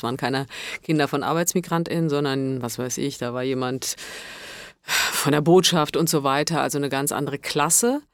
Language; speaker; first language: German; early bilingual, other home language; Italian